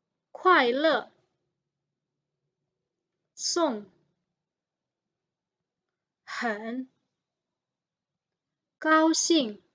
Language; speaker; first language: Chinese; non-native, fluent; Indonesian